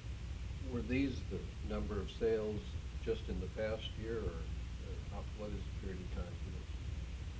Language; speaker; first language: English; native; English